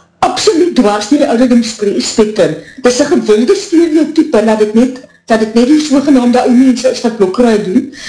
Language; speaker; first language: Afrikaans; native; Afrikaans